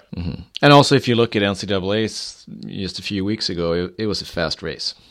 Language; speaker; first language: English; non-native, fluent; Swedish